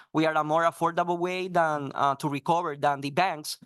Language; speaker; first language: English; non-native, fluent; Spanish